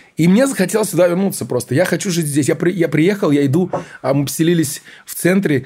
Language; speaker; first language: Russian; early bilingual, heritage; Russian